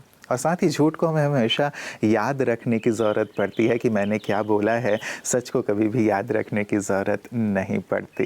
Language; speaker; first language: Hindi; native; Hindi